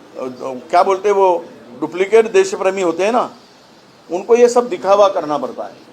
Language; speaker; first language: Hindi; non-native, local second language; Marathi